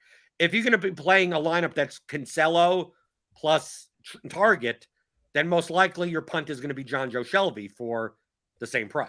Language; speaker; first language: English; native; English